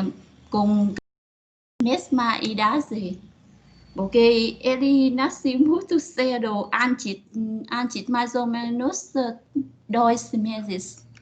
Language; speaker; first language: Portuguese; non-native, learner; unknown